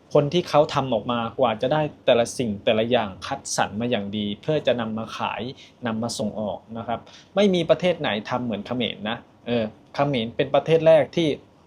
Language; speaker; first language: Thai; native; Thai